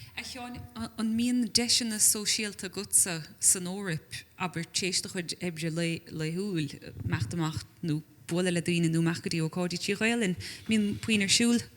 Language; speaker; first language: Irish; native; Irish